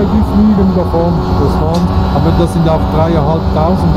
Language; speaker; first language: German; native; German